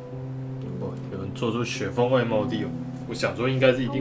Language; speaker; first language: Chinese; native; Chinese